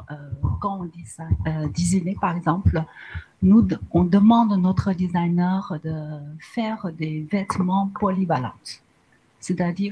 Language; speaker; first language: French; non-native, learner; Chinese